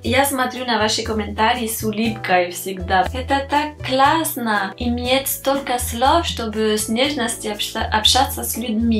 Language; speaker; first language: Russian; non-native, fluent; French